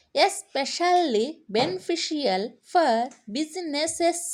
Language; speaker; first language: English; non-native, local second language; Telugu